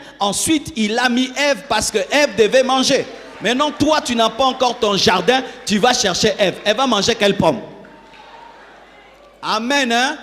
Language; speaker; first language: French; non-native, local second language; Lingala